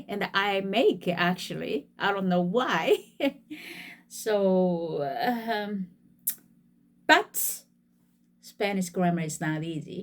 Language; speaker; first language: English; non-native, fluent; Korean